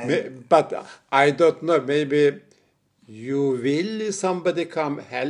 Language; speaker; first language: English; non-native, learner; Turkish